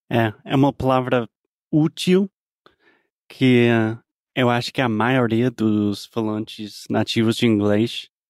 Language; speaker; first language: Portuguese; non-native, fluent; English